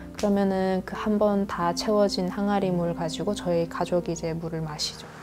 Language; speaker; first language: Korean; native; Korean